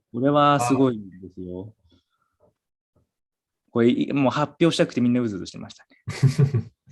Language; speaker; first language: Japanese; native; Japanese